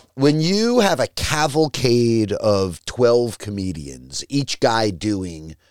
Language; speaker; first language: English; native; English